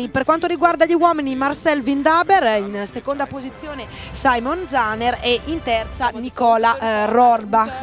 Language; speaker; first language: Italian; native; Italian